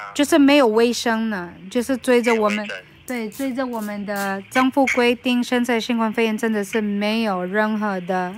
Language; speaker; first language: Chinese; non-native, fluent; Filipino